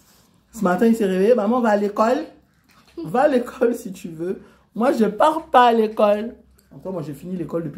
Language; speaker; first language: French; native; French